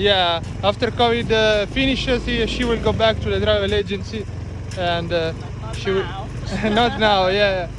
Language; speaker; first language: English; non-native, fluent; Italian